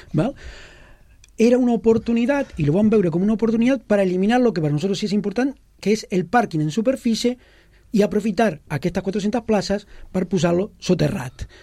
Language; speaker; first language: Catalan; non-native, local second language; Spanish